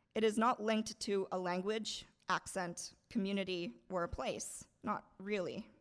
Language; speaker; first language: English; non-native, local second language; Bangla